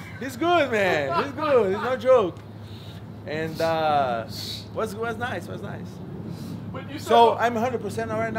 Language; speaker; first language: English; non-native, learner; Portuguese